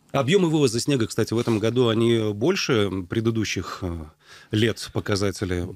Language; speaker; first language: Russian; native; Russian